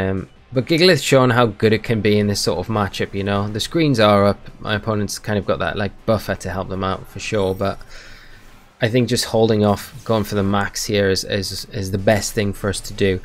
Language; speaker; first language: English; native; English